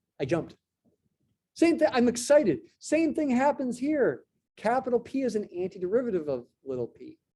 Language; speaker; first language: English; native; English